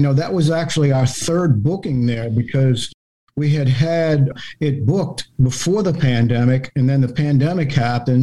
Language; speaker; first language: English; native; English